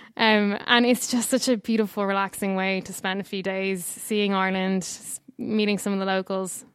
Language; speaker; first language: English; native; English